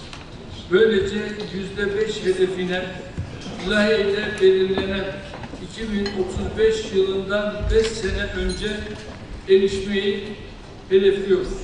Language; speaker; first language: Turkish; native; Turkish